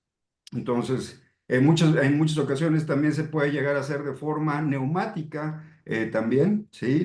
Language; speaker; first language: Spanish; native; Spanish